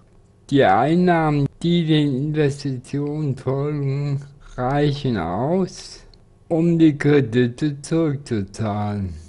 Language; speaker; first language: German; native; German